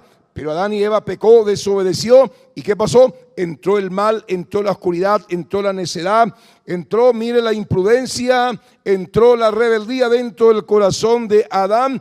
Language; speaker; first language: Spanish; native; Spanish